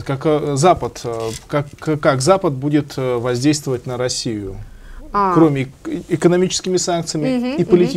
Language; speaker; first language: Russian; native; Russian